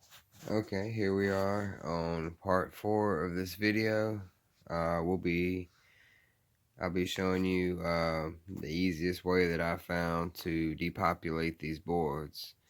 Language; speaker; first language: English; native; English